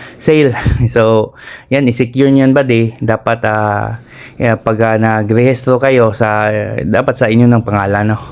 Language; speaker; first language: Filipino; non-native, local second language; Cebuano